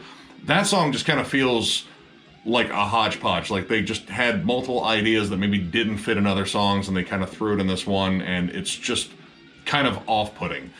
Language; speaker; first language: English; native; English